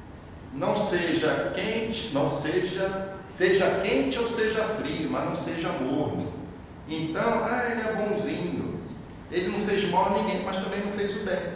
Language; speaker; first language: Portuguese; native; Portuguese